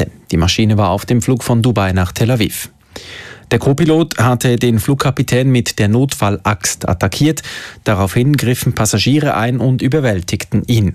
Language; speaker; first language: German; native; German